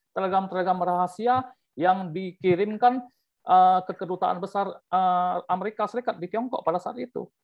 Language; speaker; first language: Indonesian; native; Indonesian